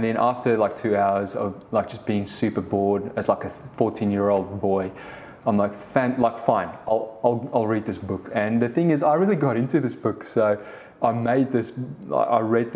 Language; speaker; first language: English; early bilingual, other home language; Afrikaans